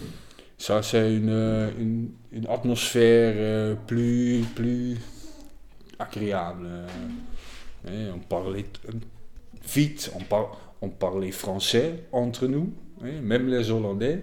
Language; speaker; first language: French; non-native, fluent; Dutch